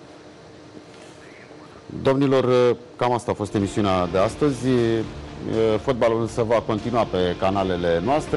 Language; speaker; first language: Romanian; native; Romanian